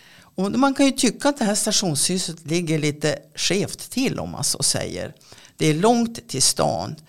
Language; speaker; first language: Swedish; native; Swedish